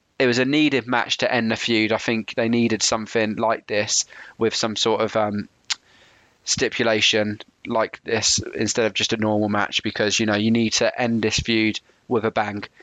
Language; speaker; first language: English; native; English